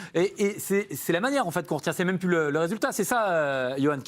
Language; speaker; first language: French; native; French